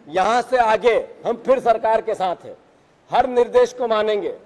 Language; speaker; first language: Hindi; native; Hindi